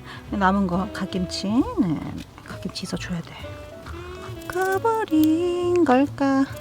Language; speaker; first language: Korean; native; Korean